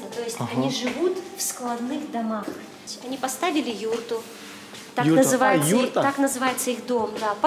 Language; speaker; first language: Russian; native; Russian